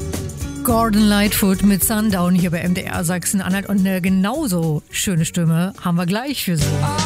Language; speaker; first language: German; native; German